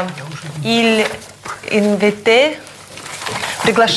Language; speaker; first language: French; non-native, learner; Russian